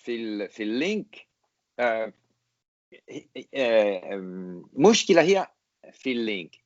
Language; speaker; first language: Arabic; non-native, learner; English